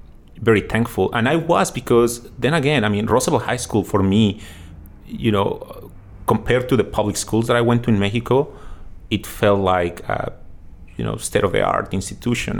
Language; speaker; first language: English; non-native, fluent; Spanish